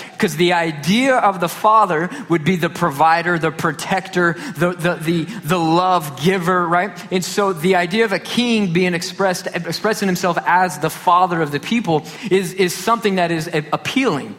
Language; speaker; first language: English; native; English